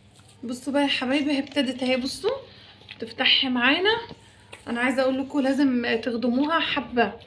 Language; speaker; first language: Arabic; native; Arabic